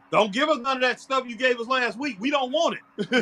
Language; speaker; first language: English; native; English